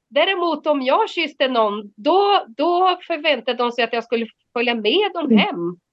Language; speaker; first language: Swedish; non-native, fluent; Portuguese